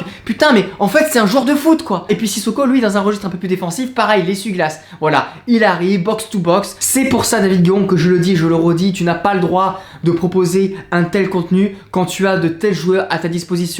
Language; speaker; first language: French; native; French